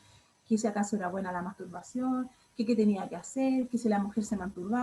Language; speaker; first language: Spanish; native; Spanish